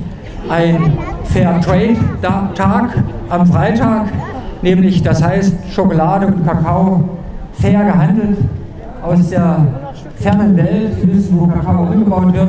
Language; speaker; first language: German; native; German